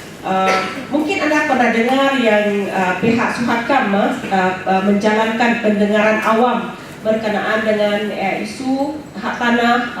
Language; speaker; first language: Malay; native; Malay